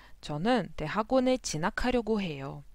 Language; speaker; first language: Korean; non-native, fluent; Russian